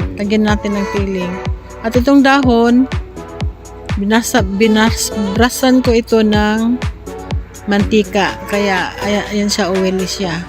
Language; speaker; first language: Filipino; non-native, local second language; Cebuano